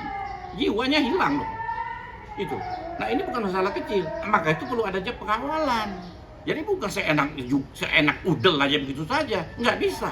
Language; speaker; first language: Indonesian; native; Indonesian